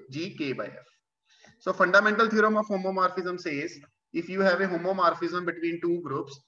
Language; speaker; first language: English; non-native, local second language; Punjabi